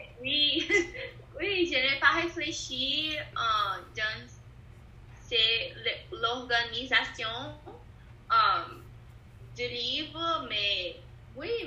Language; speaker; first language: French; non-native, learner; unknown